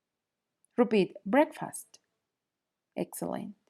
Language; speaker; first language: English; non-native, fluent; Spanish